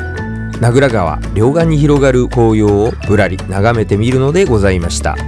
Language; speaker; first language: Japanese; native; Japanese